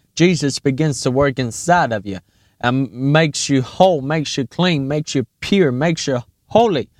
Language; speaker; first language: English; native; English